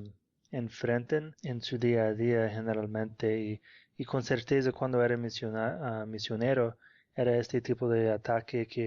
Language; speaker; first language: Spanish; non-native, fluent; English